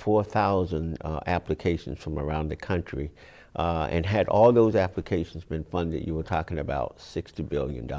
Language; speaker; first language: English; native; English